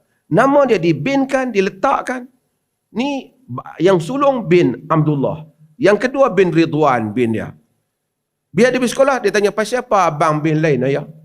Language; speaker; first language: Malay; native; Malay